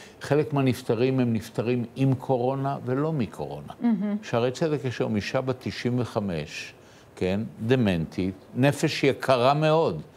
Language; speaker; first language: Hebrew; native; Hebrew